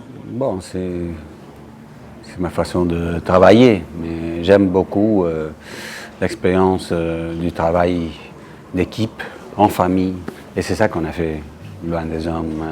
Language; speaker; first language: French; non-native, fluent; English